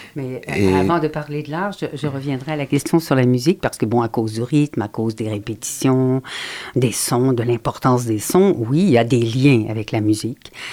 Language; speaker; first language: French; native; French